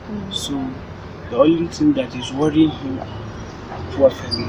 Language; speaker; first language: English; non-native, local second language; Hausa